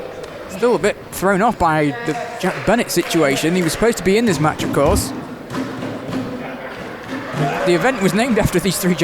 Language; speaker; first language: English; native; English